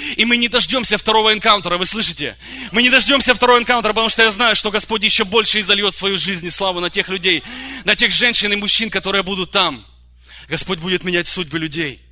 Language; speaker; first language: Russian; early bilingual, other home language; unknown